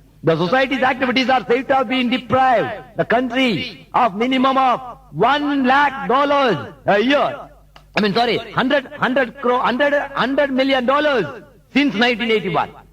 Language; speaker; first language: English; non-native, local second language; Tamil